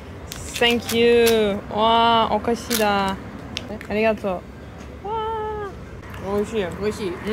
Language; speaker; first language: Japanese; non-native, fluent; Turkish